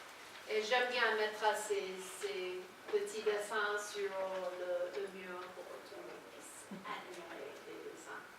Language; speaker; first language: French; non-native, fluent; English